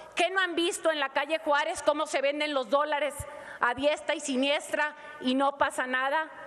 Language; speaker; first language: Spanish; native; Spanish